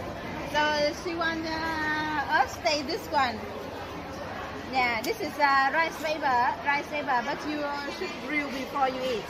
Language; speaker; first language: English; non-native, learner; Vietnamese